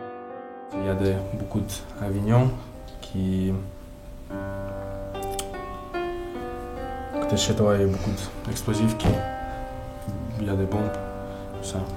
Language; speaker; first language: French; non-native, learner; Ukrainian